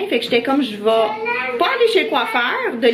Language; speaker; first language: French; native; French